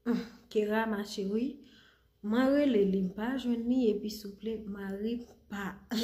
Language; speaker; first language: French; non-native, learner; Haitian Creole